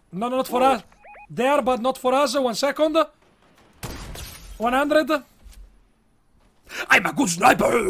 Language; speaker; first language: English; non-native, learner; Italian